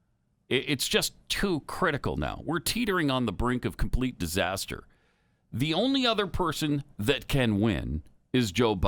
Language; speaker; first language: English; native; English